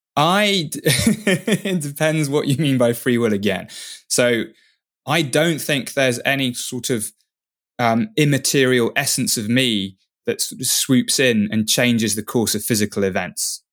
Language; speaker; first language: English; native; English